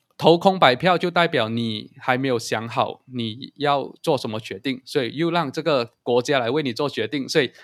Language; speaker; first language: Chinese; native; Chinese